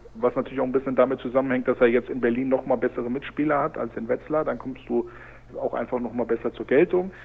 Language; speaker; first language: German; native; German